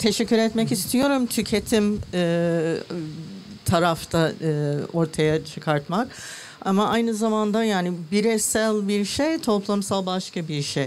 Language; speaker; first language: Turkish; non-native, learner; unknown